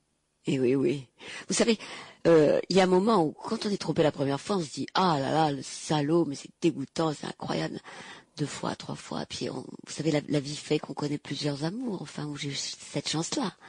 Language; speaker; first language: French; native; French